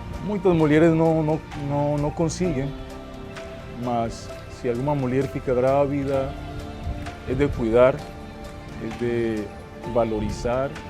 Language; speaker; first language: Portuguese; non-native, fluent; Spanish